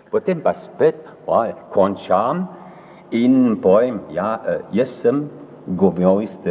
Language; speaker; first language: Slovenian; early bilingual, heritage; French